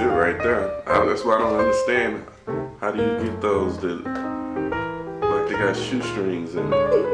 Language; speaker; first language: English; native; English